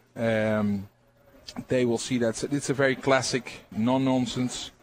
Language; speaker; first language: English; non-native, fluent; Dutch